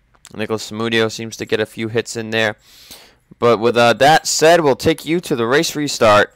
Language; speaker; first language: English; native; English